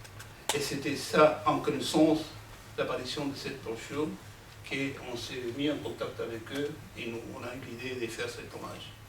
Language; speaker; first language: French; non-native, fluent; Spanish